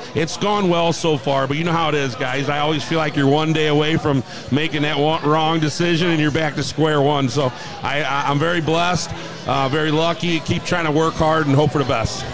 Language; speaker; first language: English; native; English